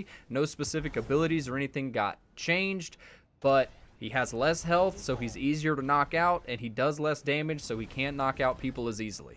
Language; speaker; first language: English; native; English